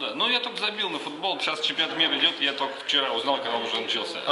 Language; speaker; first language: Russian; native; Russian